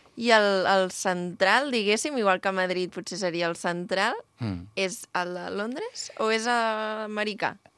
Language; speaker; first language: Catalan; native; Catalan